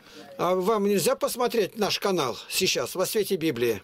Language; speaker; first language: Russian; native; Russian